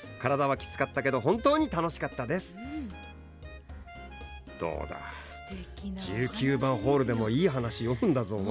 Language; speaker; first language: Japanese; native; Japanese